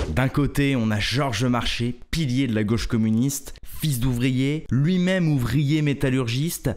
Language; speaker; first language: French; native; French